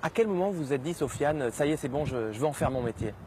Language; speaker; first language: French; native; French